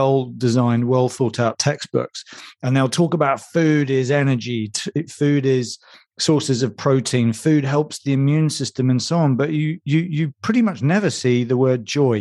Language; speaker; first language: English; native; English